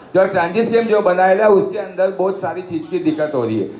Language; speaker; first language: Hindi; non-native, local second language; Marathi